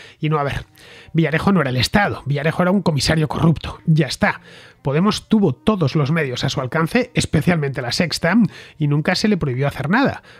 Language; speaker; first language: Spanish; native; Spanish